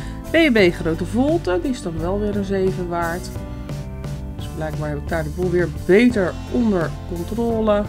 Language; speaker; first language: Dutch; native; Dutch